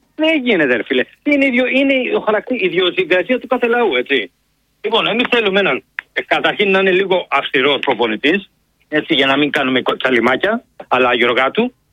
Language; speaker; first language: Greek; native; Greek